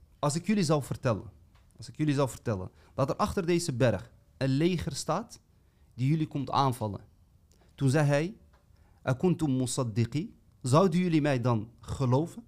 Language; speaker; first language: Dutch; native; Dutch